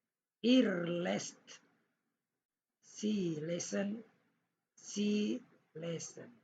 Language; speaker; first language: German; non-native, fluent; Indonesian